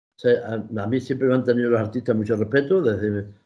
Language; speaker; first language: Spanish; native; Spanish